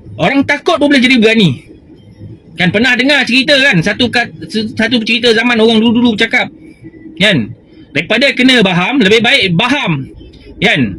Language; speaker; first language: Malay; native; Malay